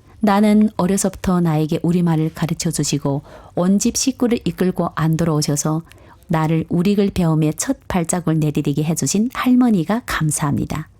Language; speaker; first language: Korean; native; Korean